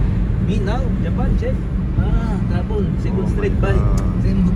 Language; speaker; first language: English; non-native, learner; Japanese